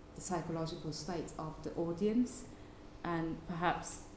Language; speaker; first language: English; non-native, fluent; Japanese